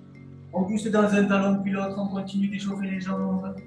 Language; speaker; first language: French; native; French